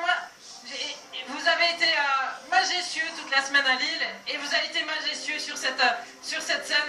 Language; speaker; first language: French; native; French